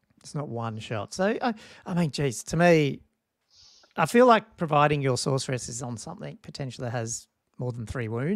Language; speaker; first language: English; native; English